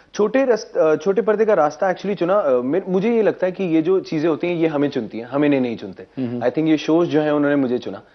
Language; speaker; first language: Hindi; native; Hindi